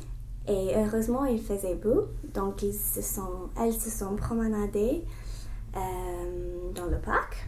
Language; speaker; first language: French; non-native, learner; English